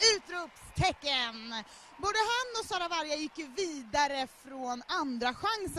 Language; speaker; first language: Swedish; native; Swedish